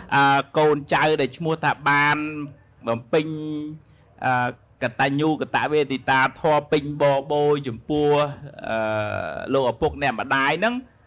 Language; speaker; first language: Khmer; native; Khmer